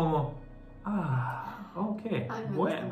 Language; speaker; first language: Spanish; non-native, learner; Croatian